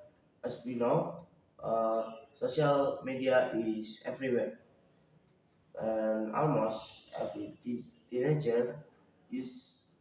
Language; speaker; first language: English; non-native, learner; Indonesian